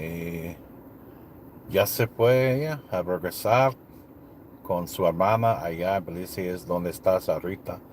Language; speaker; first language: Spanish; non-native, learner; English